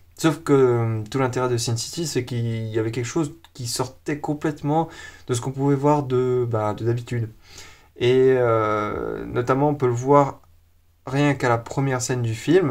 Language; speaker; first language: French; native; French